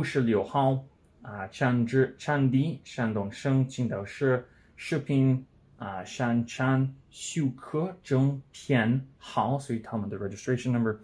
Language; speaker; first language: Chinese; non-native, learner; English